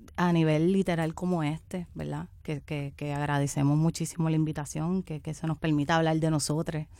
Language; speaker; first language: Spanish; native; Spanish